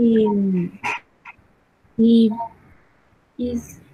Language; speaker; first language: English; non-native, learner; Spanish